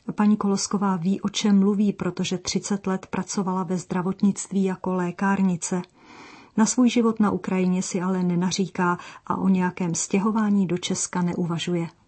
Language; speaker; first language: Czech; native; Czech